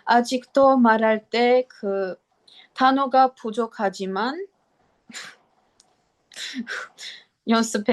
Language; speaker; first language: Korean; non-native, learner; Armenian